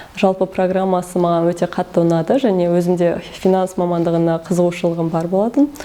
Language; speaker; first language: Kazakh; early bilingual, heritage; Kazakh